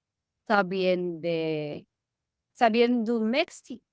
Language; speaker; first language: French; non-native, learner; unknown